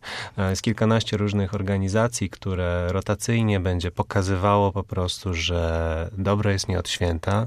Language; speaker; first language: Polish; native; Polish